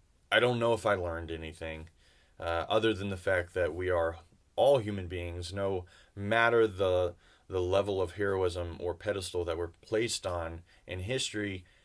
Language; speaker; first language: English; native; English